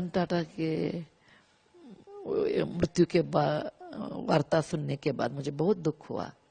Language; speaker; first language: Hindi; non-native, local second language; Kannada